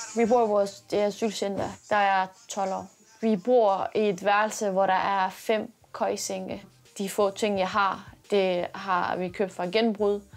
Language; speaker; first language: Danish; early bilingual, other home language; Persian